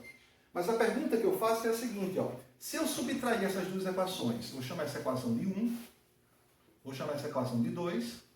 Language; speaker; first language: Portuguese; native; Portuguese